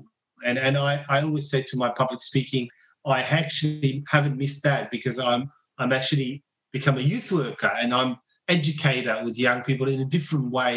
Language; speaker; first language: English; non-native, fluent; Somali